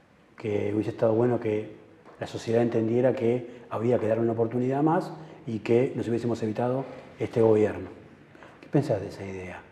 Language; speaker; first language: Spanish; native; Spanish